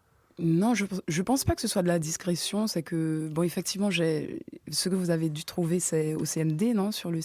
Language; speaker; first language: French; native; French